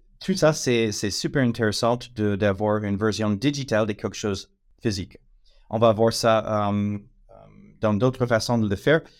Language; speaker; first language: French; non-native, fluent; English